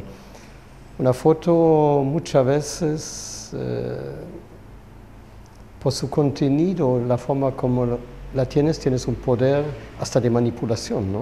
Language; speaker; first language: Spanish; non-native, fluent; German